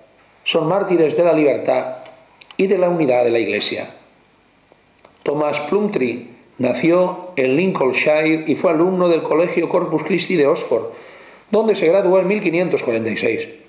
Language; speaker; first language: Spanish; native; Spanish